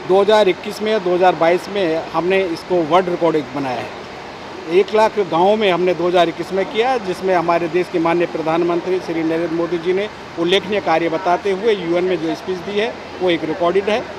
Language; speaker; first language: Hindi; native; Hindi